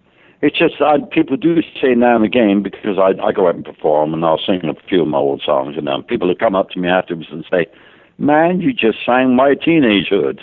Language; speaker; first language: English; native; English